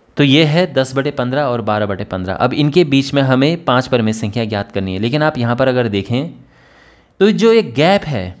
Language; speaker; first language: Hindi; native; Hindi